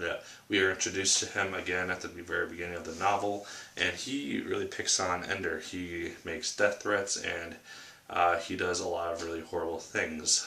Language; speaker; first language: English; native; English